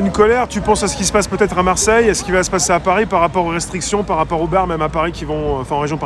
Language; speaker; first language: French; native; French